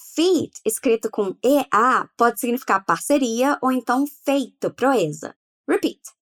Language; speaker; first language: Portuguese; native; Portuguese